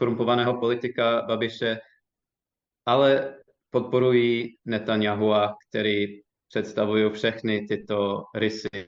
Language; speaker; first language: Czech; non-native, fluent; English